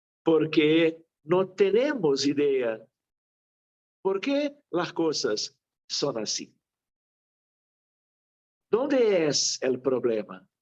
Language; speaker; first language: Spanish; non-native, fluent; Portuguese